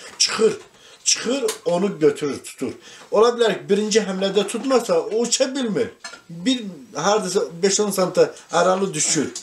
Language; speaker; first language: Azerbaijani; non-native, local second language; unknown